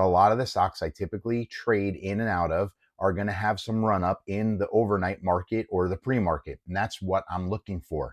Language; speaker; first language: English; native; English